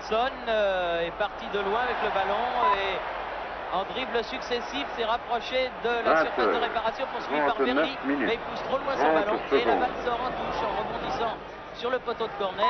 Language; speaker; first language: French; native; French